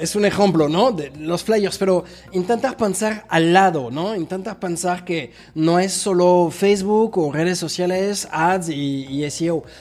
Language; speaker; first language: Spanish; non-native, fluent; French